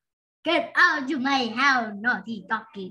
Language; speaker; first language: English; non-native, learner; Vietnamese